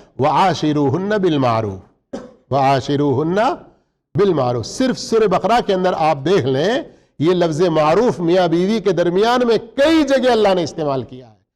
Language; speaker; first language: Urdu; native; Urdu